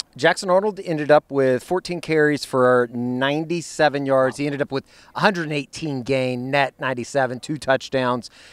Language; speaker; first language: English; native; English